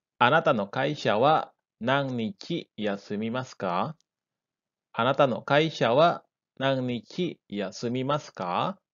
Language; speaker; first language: Japanese; non-native, fluent; Indonesian